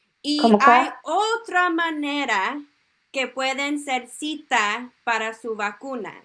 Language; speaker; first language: Spanish; early bilingual, heritage; Spanish